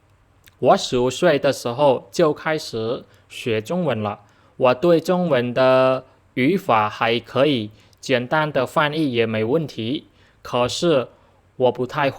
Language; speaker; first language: Chinese; non-native, fluent; Khmer